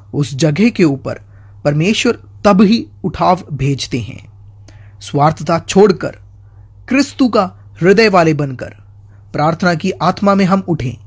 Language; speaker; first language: Hindi; non-native, local second language; Malayalam